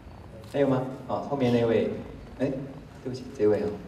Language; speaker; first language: Chinese; native; Chinese